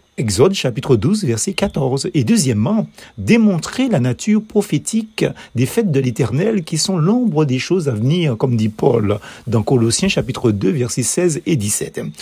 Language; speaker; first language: French; native; French